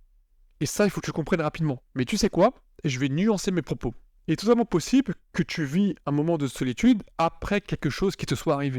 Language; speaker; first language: French; native; French